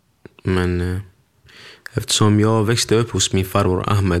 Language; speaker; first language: Swedish; early bilingual, other home language; Kurdish